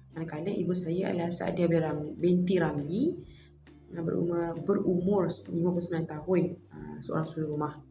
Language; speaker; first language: Malay; native; Malay